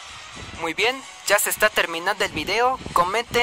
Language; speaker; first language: Spanish; native; Spanish